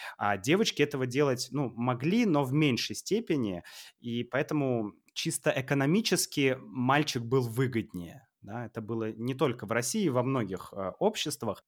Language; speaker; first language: Russian; native; Russian